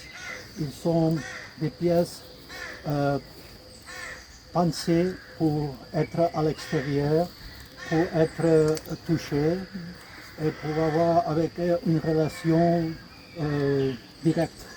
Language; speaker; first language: French; non-native, fluent; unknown